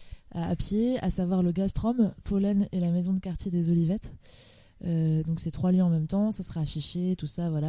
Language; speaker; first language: French; native; French